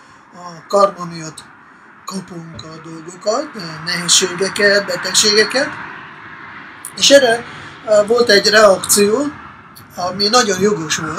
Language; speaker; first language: Hungarian; non-native, fluent; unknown